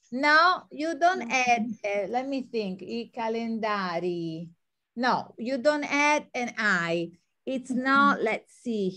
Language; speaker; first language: English; non-native, fluent; Italian